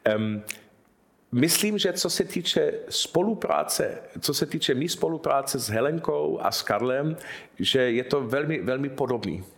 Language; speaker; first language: Czech; early bilingual, heritage; Czech